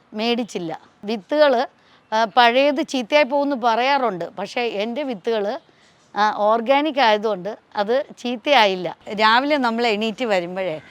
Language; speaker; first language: Malayalam; non-native, local second language; Tamil